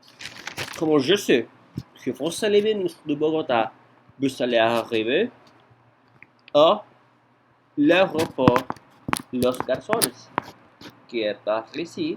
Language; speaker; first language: French; non-native, learner; Spanish